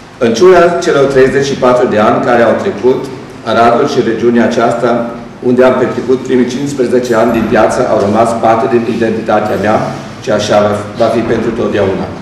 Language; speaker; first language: Romanian; non-native, local second language; German